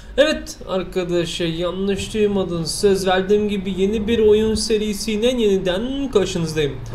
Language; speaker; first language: Turkish; early bilingual, heritage; Turkish